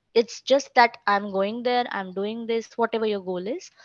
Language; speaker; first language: English; non-native, local second language; Marathi